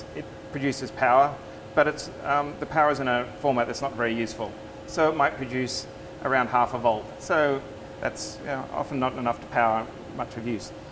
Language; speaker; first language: English; native; English